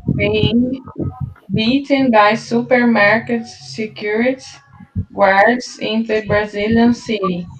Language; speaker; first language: English; non-native, learner; Portuguese